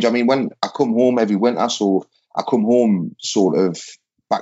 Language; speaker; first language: English; native; English